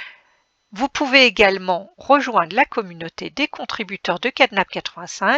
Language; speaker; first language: French; native; French